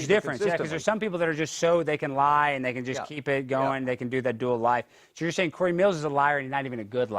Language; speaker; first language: English; native; English